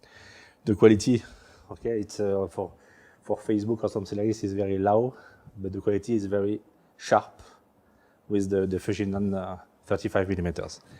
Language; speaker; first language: English; non-native, learner; French